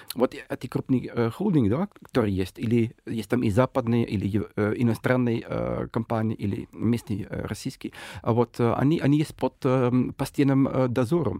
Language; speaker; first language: Russian; non-native, fluent; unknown